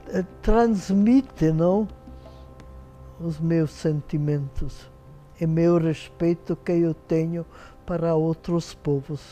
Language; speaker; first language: Portuguese; non-native, fluent; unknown